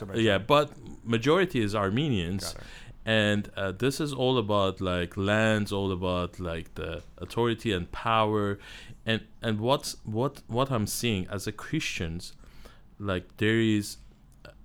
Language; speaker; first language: English; non-native, learner; Armenian